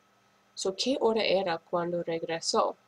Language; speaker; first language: Spanish; non-native, fluent; English